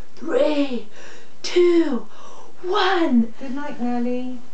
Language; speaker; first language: English; native; English